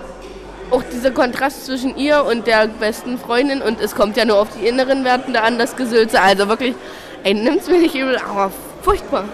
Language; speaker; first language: German; native; German